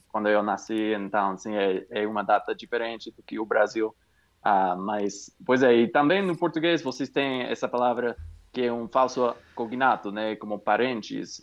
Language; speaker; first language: Portuguese; non-native, fluent; English